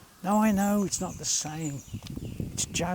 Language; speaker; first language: English; native; English